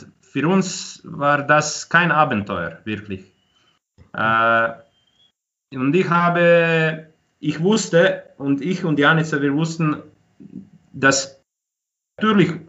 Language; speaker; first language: German; non-native, fluent; Croatian